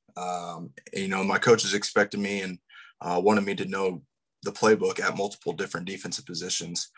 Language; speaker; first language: English; native; English